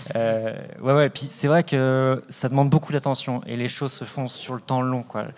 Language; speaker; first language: French; native; French